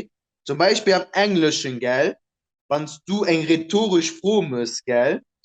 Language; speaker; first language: German; non-native, local second language; Luxembourgish